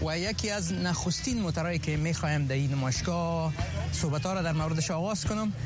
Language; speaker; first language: Persian; native; Persian